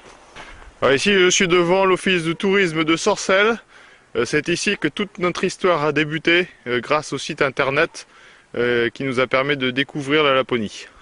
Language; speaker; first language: French; native; French